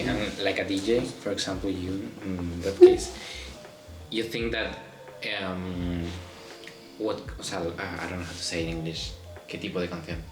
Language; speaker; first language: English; non-native, learner; Spanish